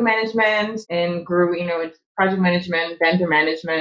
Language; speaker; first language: English; non-native, fluent; Czech